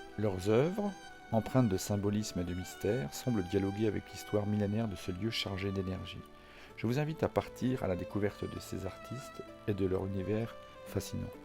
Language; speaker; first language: French; native; French